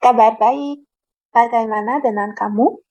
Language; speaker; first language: Indonesian; non-native, learner; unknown